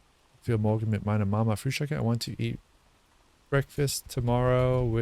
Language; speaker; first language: German; non-native, learner; English